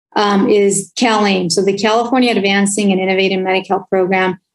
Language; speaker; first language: English; early bilingual, other home language; Spanish